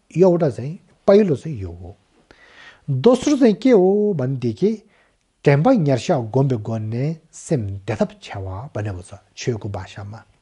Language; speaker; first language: Nepali; non-native, local second language; Tibetan